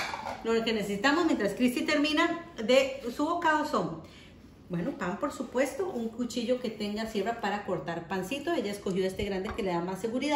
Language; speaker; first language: Spanish; native; Spanish